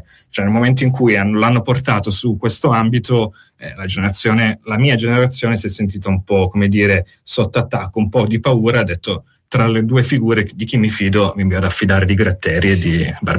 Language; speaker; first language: Italian; native; Italian